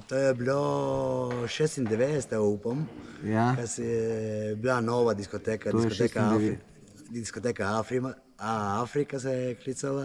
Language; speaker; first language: Slovenian; non-native, learner; Macedonian